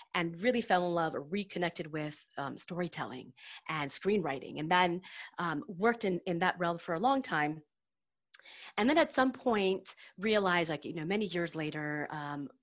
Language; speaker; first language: English; native; English